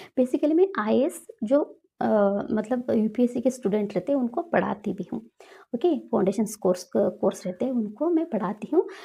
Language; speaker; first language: Hindi; non-native, local second language; Kannada